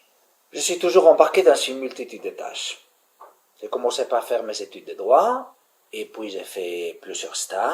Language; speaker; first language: French; native; French